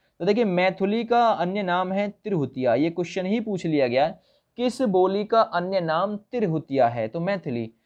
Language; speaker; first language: Hindi; native; Hindi